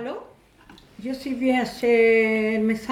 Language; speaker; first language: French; non-native, learner; Spanish